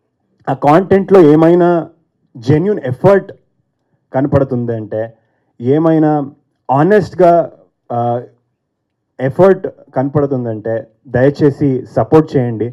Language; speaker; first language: Telugu; non-native, fluent; Kannada